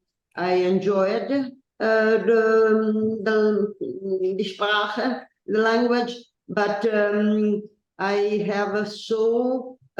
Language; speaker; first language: English; non-native, learner; Italian